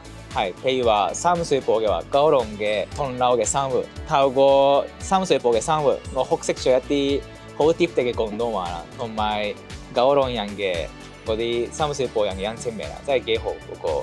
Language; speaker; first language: Cantonese; non-native, fluent; Japanese